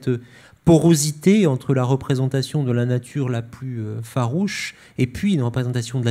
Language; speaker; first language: French; native; French